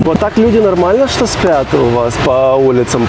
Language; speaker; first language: Russian; native; Russian